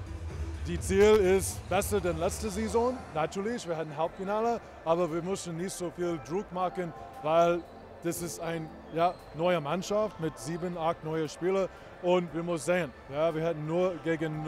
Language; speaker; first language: German; non-native, learner; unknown